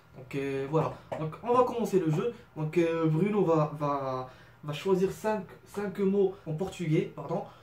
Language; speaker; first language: French; non-native, local second language; Arabic